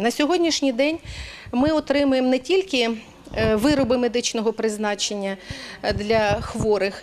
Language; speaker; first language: Ukrainian; native; Ukrainian